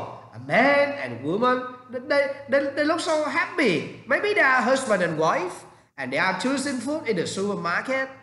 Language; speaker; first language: English; non-native, learner; Vietnamese